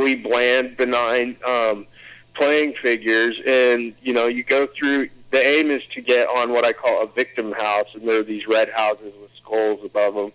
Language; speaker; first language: English; native; English